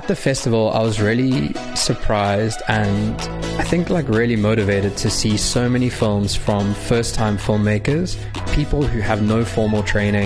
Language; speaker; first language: English; native; English